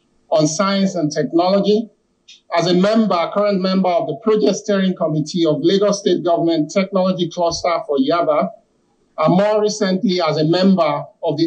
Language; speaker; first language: English; non-native, local second language; Yoruba